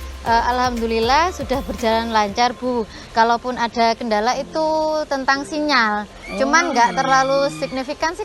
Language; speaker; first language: Indonesian; native; Indonesian